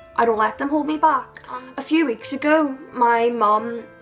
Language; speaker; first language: English; native; English